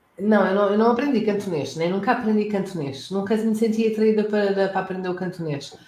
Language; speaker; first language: Portuguese; native; Portuguese